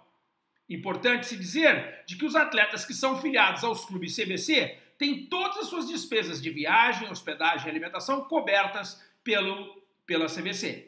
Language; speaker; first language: Portuguese; native; Portuguese